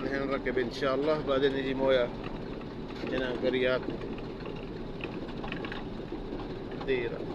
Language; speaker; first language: Arabic; non-native, fluent; Urdu